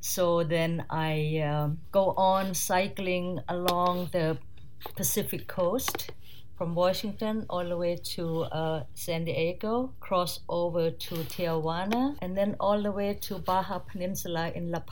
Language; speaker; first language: English; non-native, fluent; Thai